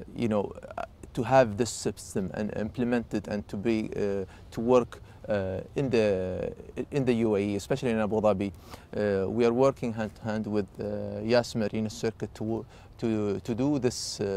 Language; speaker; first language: English; non-native, fluent; Arabic